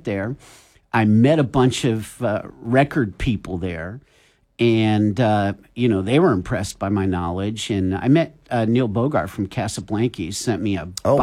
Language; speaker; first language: English; native; English